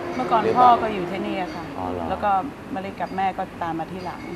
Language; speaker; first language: Thai; non-native, fluent; English